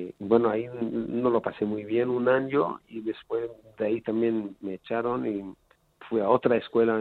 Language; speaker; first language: Spanish; non-native, fluent; Hebrew